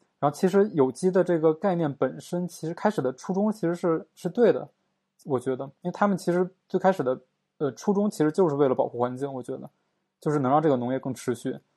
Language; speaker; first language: Chinese; native; Chinese